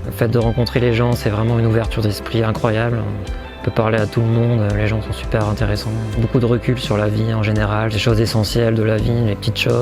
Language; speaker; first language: French; native; French